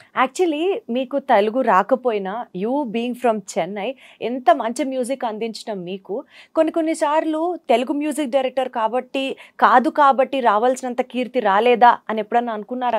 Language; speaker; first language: Telugu; native; Telugu